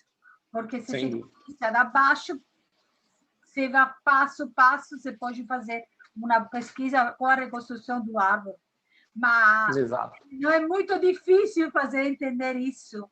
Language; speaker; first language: Portuguese; non-native, learner; Italian